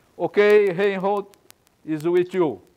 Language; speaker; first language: English; non-native, learner; Portuguese